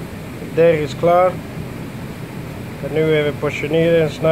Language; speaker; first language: Dutch; non-native, fluent; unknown